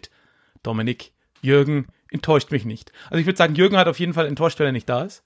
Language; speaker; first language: German; native; German